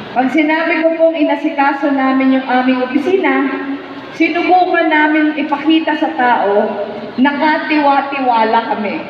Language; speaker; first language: Filipino; non-native, local second language; Bikol